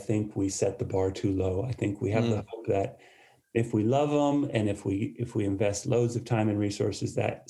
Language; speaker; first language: English; native; English